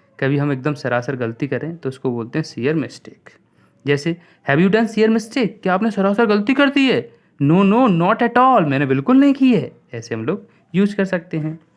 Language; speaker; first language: Hindi; native; Hindi